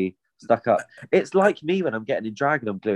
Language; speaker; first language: English; native; English